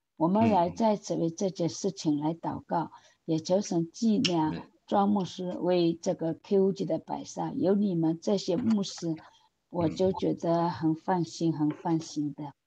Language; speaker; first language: Chinese; native; Chinese